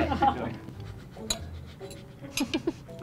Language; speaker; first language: Turkish; native; Turkish